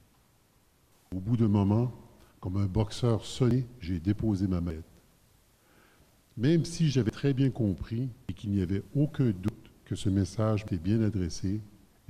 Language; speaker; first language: French; native; French